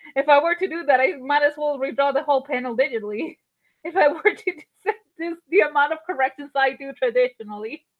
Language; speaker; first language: English; non-native, fluent; Spanish